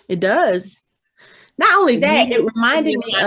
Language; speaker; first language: English; native; English